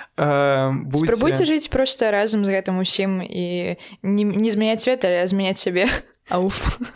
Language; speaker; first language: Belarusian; non-native, local second language; Russian